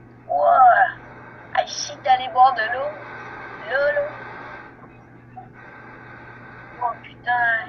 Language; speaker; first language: French; native; French